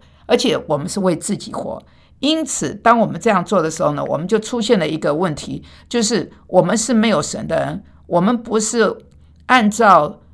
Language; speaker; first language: Chinese; non-native, fluent; Korean